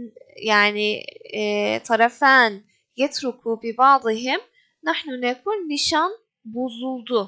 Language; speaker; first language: Arabic; non-native, fluent; Turkish